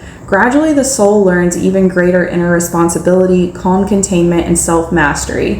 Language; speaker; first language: English; native; English